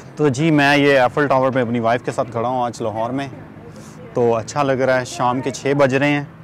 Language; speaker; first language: Urdu; non-native, local second language; Punjabi